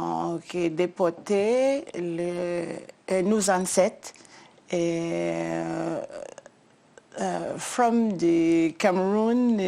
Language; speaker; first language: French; non-native, learner; English